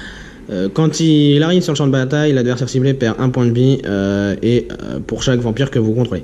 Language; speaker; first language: French; native; French